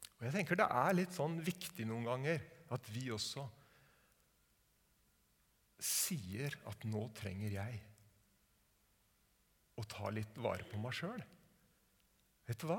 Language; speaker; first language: Norwegian; native; Norwegian